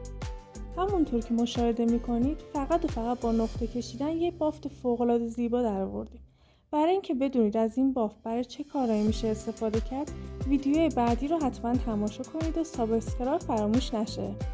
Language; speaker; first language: Persian; native; Persian